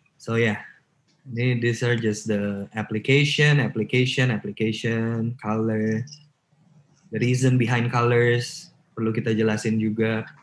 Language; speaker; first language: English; non-native, local second language; Indonesian